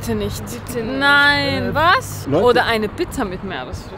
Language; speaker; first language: German; early bilingual, other home language; Persian